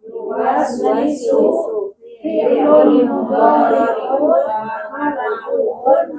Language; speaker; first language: Arabic; non-native, learner; Indonesian